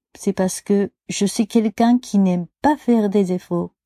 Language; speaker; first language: French; non-native, fluent; Japanese